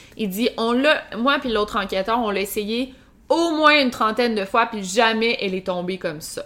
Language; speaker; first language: French; native; French